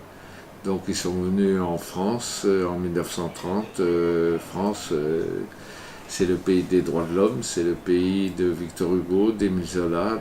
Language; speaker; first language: French; native; French